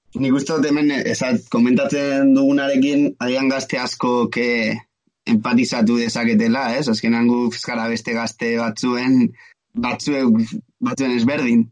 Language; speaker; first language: Basque; non-native, local second language; Spanish